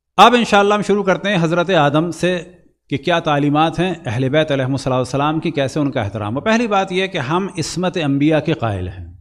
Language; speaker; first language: Urdu; native; Urdu